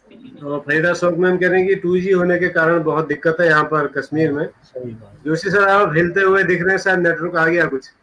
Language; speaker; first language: Hindi; native; Hindi